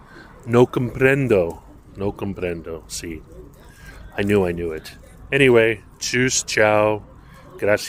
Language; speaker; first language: Spanish; non-native, learner; English